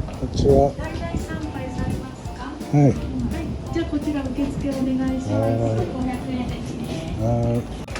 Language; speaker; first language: Japanese; non-native, learner; Filipino